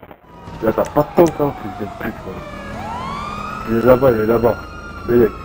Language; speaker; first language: French; native; French